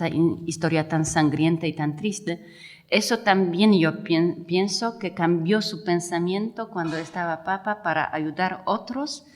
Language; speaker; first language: Spanish; non-native, fluent; Polish